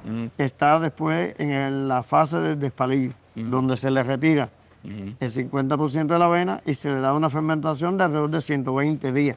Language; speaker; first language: Spanish; native; Spanish